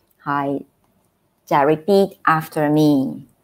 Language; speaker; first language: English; non-native, fluent; Japanese